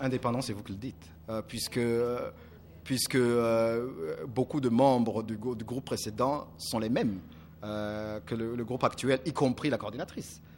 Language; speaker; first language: French; non-native, local second language; Kinyarwanda